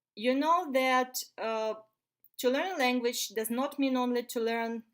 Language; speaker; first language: English; non-native, fluent; Ukrainian